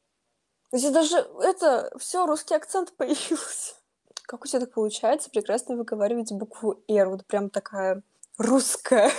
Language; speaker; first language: Russian; native; Russian